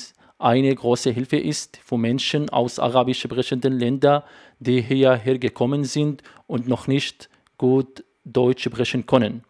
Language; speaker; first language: German; non-native, fluent; Arabic